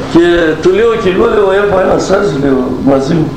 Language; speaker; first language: Greek; non-native, local second language; Turkish